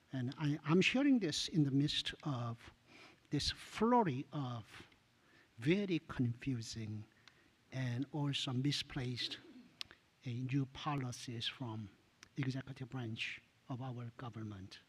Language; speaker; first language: English; non-native, fluent; Korean